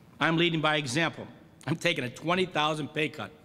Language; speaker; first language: English; native; English